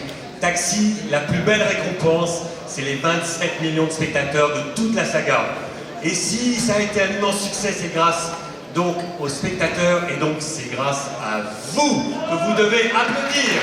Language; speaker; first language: French; native; French